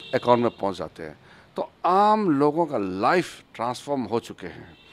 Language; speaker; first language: Hindi; native; Hindi